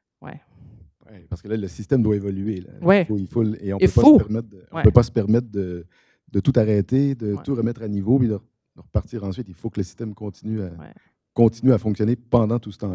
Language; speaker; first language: French; native; French